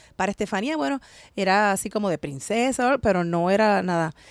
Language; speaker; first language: Spanish; native; Spanish